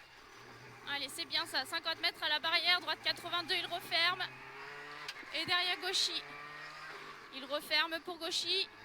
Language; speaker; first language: French; native; French